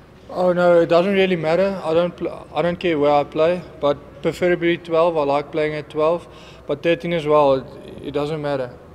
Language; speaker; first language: English; non-native, local second language; Afrikaans